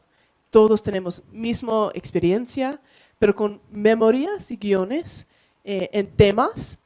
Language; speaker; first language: Spanish; non-native, learner; English